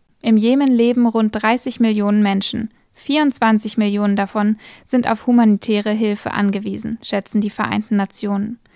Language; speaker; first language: German; native; German